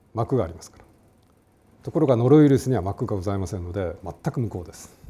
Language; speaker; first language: Japanese; native; Japanese